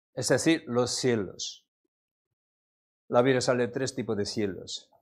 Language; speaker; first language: Spanish; non-native, learner; Korean